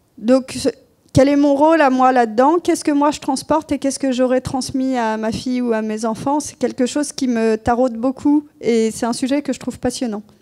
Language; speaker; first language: French; native; French